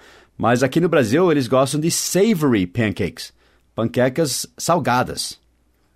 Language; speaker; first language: Portuguese; non-native, fluent; English